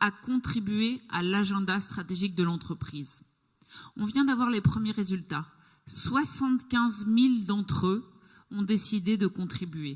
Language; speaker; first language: French; native; French